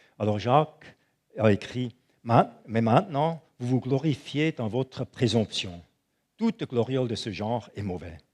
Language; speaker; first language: French; non-native, local second language; German